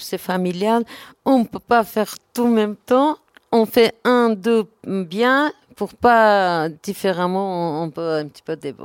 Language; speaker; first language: French; non-native, learner; Armenian